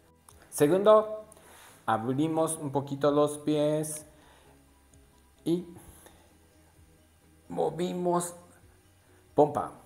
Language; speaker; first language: Spanish; non-native, learner; Japanese